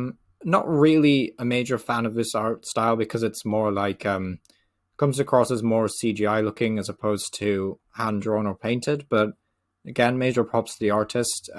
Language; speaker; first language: English; native; English